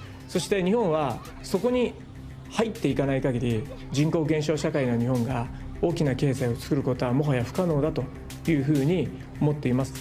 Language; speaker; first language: Japanese; native; Japanese